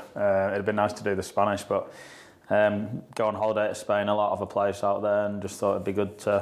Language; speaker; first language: English; native; English